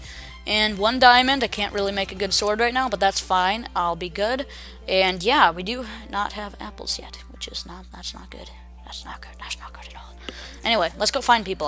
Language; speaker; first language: English; native; English